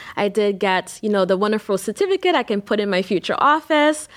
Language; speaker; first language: English; native; English